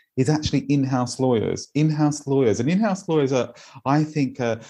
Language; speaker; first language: English; native; English